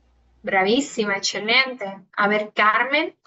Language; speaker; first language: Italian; non-native, fluent; Spanish